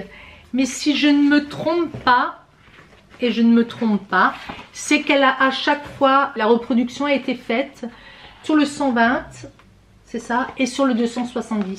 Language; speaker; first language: French; native; French